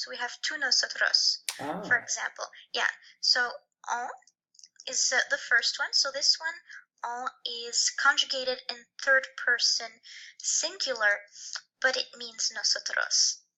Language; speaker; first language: English; non-native, fluent; French